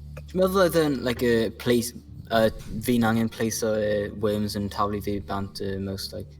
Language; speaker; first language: Welsh; non-native, local second language; English